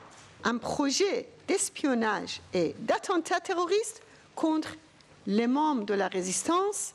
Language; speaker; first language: French; non-native, fluent; Persian